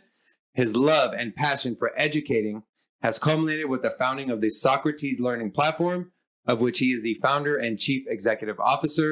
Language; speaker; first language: English; native; English